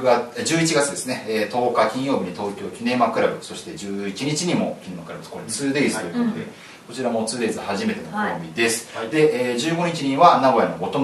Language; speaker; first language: Japanese; native; Japanese